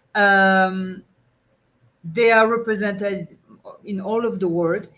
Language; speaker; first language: English; non-native, fluent; French